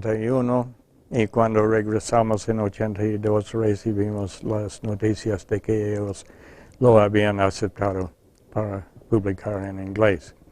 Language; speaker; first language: Spanish; non-native, fluent; English